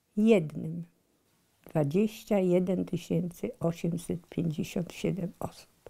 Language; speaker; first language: Polish; native; Polish